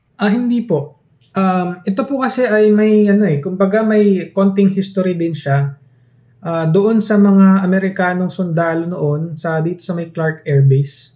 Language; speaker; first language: Filipino; non-native, local second language; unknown